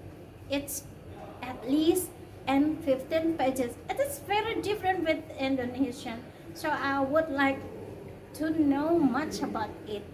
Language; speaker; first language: English; non-native, learner; Indonesian